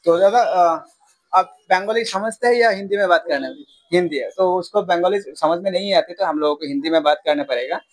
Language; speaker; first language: Hindi; non-native, local second language; Bangla